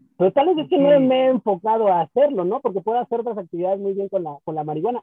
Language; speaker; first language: Spanish; native; Spanish